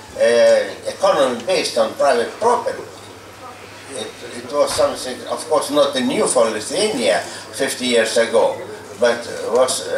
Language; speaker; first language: English; non-native, fluent; Lithuanian